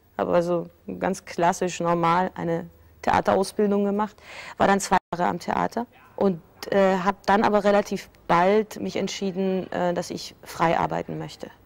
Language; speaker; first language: German; early bilingual, other home language; Persian